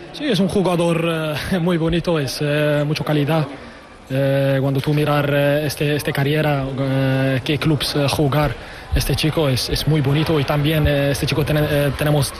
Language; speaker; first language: Spanish; non-native, learner; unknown